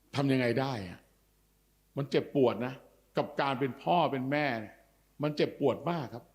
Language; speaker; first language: Thai; native; Thai